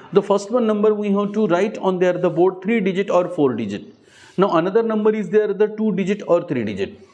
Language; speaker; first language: Hindi; non-native, local second language; Marathi